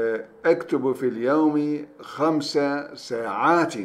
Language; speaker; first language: Arabic; non-native, fluent; Turkish